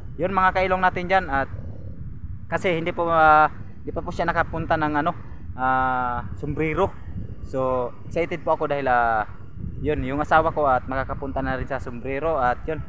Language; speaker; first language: Filipino; non-native, local second language; Masbatenyo